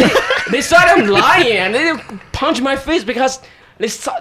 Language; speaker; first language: English; non-native, fluent; Chinese